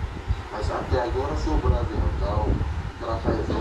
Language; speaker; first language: Portuguese; non-native, learner; Arabic